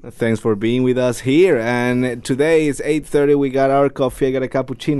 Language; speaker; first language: English; non-native, fluent; Spanish